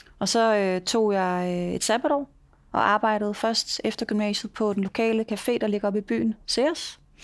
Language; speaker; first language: Danish; native; Danish